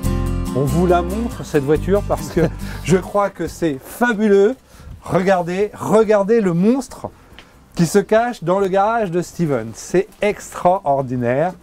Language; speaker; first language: French; native; French